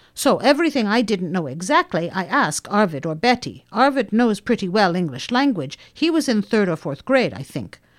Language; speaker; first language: English; non-native, fluent; Finnish